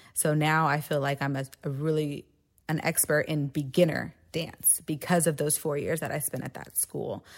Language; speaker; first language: English; native; English